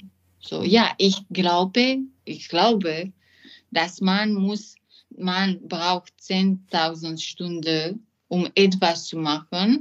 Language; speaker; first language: German; non-native, learner; French